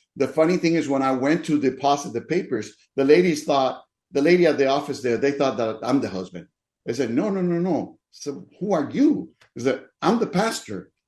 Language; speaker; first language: English; non-native, fluent; Spanish